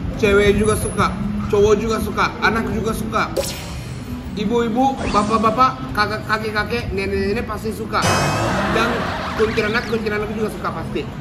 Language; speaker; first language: Indonesian; non-native, fluent; Japanese